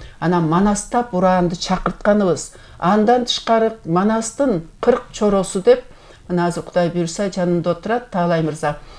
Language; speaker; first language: Kyrgyz; native; Kyrgyz